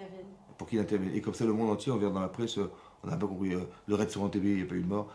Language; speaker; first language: French; native; French